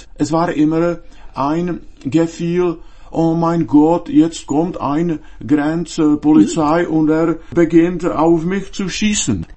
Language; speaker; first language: German; non-native, fluent; Czech